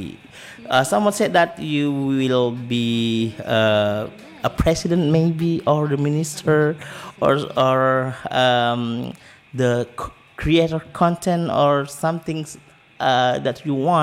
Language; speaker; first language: English; non-native, learner; Indonesian